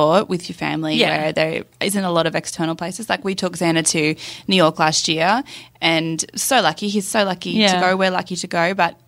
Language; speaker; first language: English; native; English